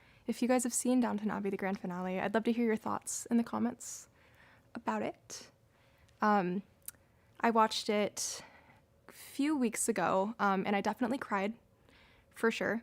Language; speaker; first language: English; native; English